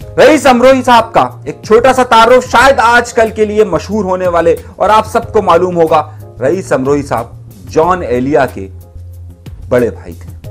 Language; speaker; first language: Urdu; native; Urdu